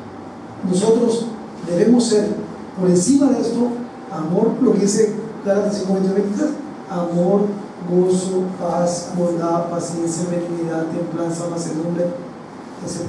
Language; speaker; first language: Spanish; native; Spanish